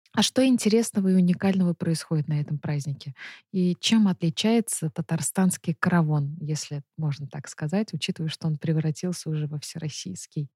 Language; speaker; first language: Russian; native; Russian